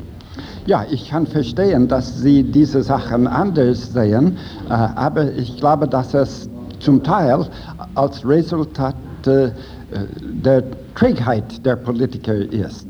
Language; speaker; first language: German; non-native, fluent; English